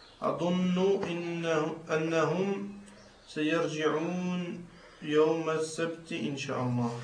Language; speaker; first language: Arabic; non-native, learner; French